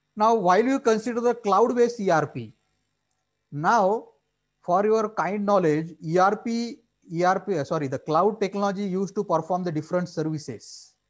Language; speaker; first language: English; non-native, local second language; Marathi